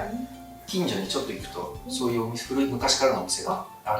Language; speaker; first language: Japanese; native; Japanese